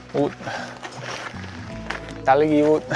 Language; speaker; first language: Korean; non-native, learner; English